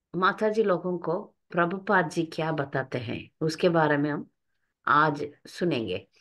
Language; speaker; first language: Hindi; non-native, local second language; Tamil